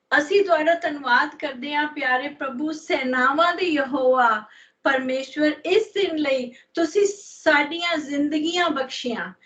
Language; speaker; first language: Punjabi; non-native, learner; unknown